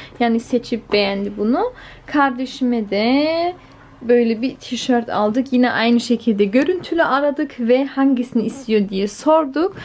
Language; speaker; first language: Turkish; early bilingual, heritage; Turkish